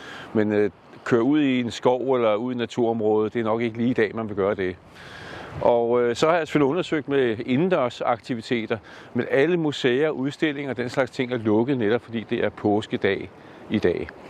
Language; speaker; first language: Danish; native; Danish